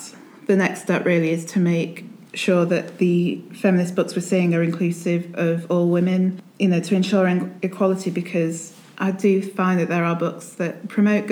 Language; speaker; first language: English; native; English